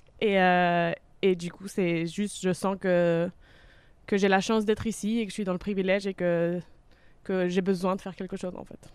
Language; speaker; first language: French; non-native, fluent; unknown